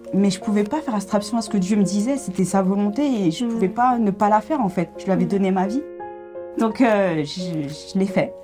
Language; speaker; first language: French; native; French